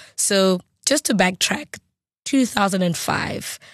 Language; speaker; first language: English; non-native, local second language; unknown